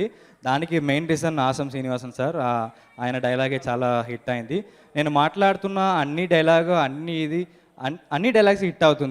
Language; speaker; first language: Telugu; non-native, learner; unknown